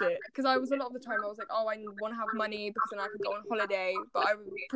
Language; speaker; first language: English; native; English